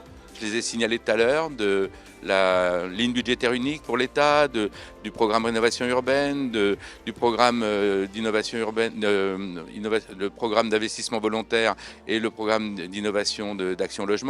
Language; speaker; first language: French; native; French